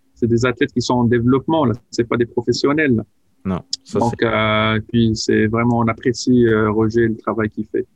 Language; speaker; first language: French; non-native, local second language; Arabic